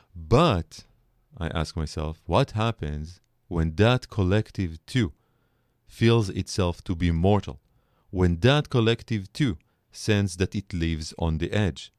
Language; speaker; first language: English; non-native, fluent; Hebrew